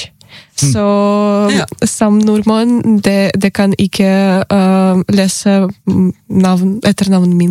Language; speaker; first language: Norwegian; non-native, learner; Ukrainian